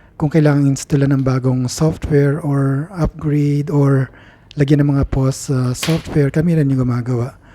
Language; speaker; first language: Filipino; native; Filipino